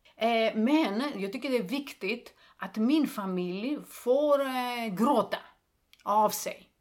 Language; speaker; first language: Swedish; non-native, fluent; Greek